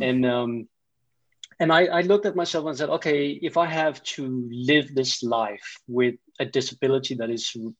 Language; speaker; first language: English; non-native, fluent; Danish